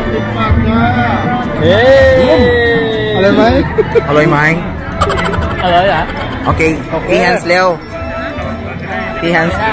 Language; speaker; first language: Thai; non-native, learner; Filipino